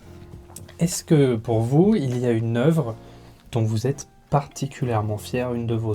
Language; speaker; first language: French; native; French